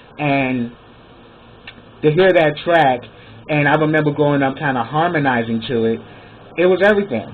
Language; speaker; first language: English; native; English